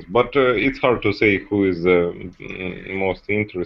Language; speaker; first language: English; non-native, learner; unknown